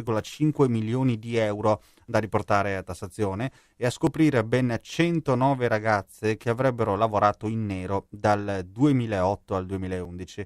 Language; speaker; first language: Italian; native; Italian